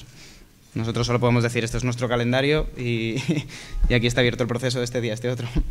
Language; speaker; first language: Spanish; native; Spanish